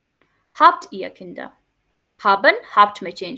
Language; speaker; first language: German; non-native, learner; Hindi